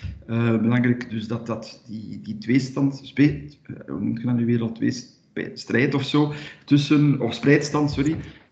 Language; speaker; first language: Dutch; native; Dutch